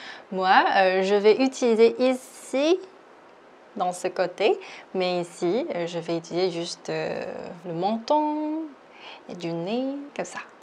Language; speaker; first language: French; non-native, fluent; Korean